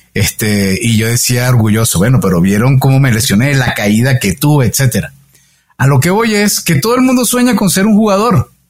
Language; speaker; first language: Spanish; native; Spanish